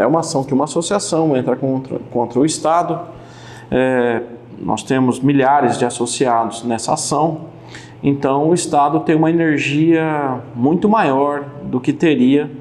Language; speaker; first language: Portuguese; native; Portuguese